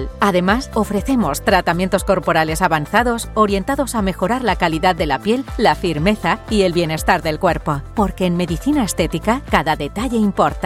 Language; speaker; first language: Spanish; native; Spanish